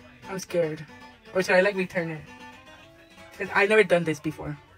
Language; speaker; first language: English; early bilingual, other home language; Spanish